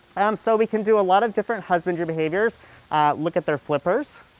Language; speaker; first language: English; native; English